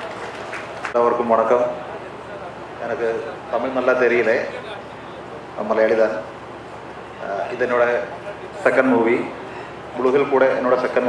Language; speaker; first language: Tamil; non-native, learner; Malayalam